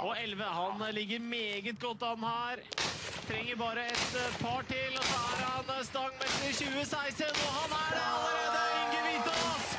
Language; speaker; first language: Norwegian; native; Norwegian